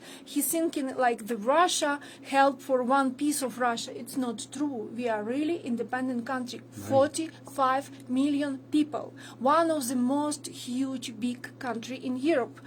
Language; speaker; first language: English; non-native, learner; Ukrainian